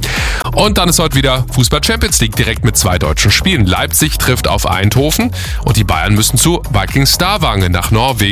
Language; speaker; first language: German; native; German